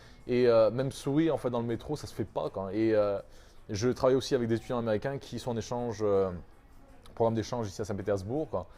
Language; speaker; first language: French; native; French